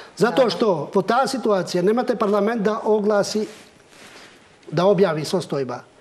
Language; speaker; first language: Macedonian; non-native, local second language; Albanian